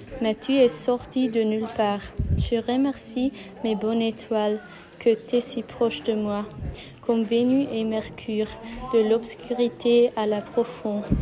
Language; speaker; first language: French; non-native, learner; German